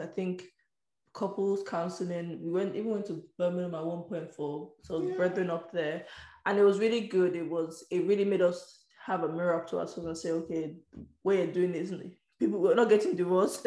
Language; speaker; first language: English; native; English